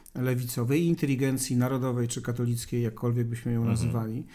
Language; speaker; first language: Polish; native; Polish